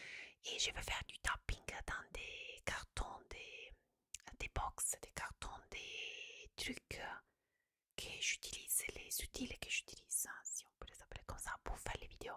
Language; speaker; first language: French; non-native, fluent; Italian